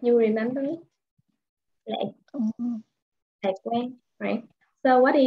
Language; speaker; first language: English; non-native, fluent; Vietnamese